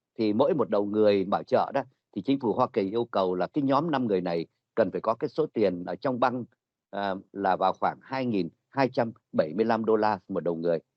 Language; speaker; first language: Vietnamese; native; Vietnamese